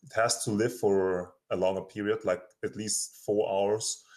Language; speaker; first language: English; non-native, fluent; German